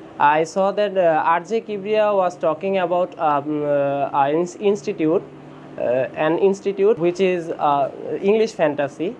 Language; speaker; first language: English; non-native, learner; Bangla